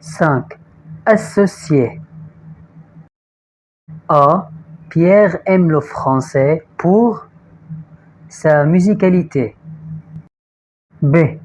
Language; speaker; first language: French; non-native, fluent; Arabic